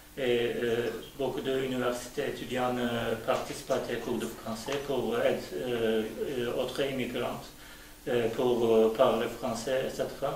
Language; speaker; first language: French; non-native, learner; Turkish